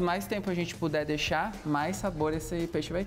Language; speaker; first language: Portuguese; native; Portuguese